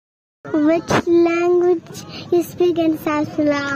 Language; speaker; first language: English; non-native, learner; Persian